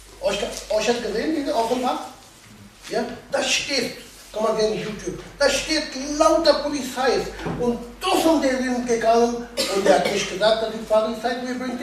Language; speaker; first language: German; non-native, learner; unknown